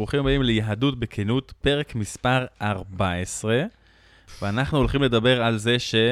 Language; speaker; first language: Hebrew; native; Hebrew